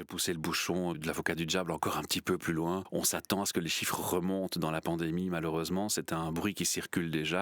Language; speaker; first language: French; native; French